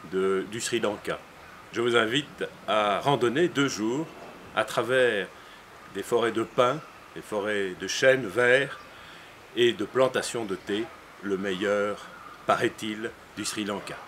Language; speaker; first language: French; native; French